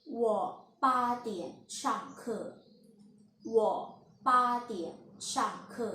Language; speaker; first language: Chinese; non-native, fluent; Thai